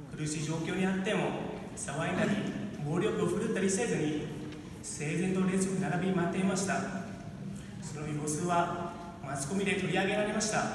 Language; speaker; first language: Japanese; non-native, fluent; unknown